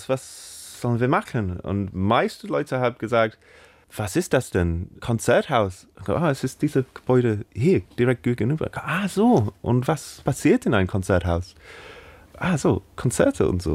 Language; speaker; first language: German; non-native, learner; English